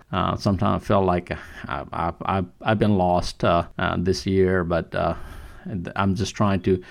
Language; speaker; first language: English; non-native, local second language; Nepali